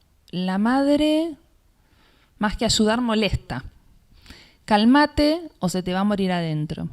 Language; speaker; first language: Spanish; native; Spanish